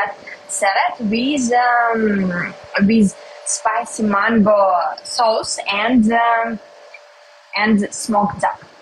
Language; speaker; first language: English; non-native, learner; Russian